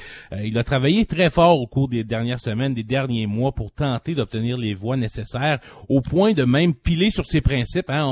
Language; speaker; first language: French; native; French